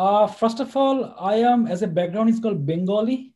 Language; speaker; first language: English; non-native, local second language; Bangla